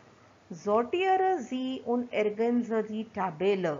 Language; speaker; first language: German; non-native, fluent; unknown